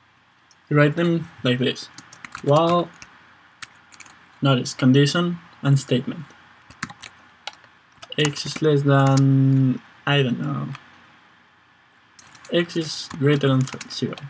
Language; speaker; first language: English; non-native, fluent; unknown